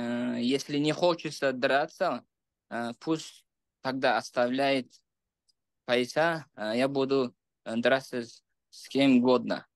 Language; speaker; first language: Russian; non-native, local second language; Uzbek